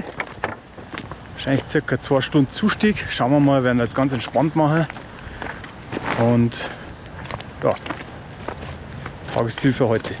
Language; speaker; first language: German; native; German